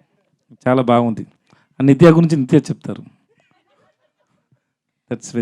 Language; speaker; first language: Telugu; non-native, learner; Tamil